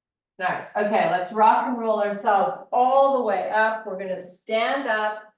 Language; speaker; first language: English; native; English